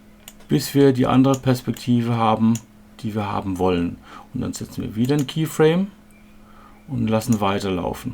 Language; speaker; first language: German; native; German